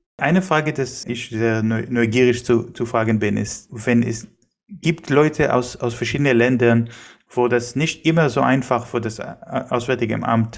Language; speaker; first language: German; non-native, fluent; Hebrew